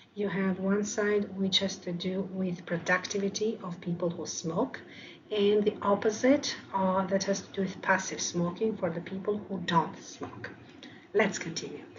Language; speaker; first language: English; non-native, fluent; Albanian